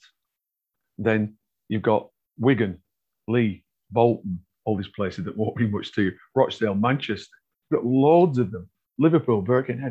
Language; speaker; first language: English; native; English